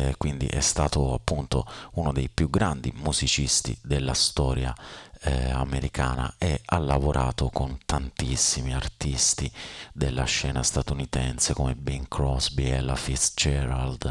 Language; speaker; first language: Italian; native; Italian